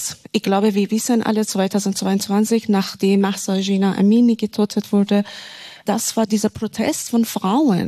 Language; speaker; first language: German; non-native, fluent; Persian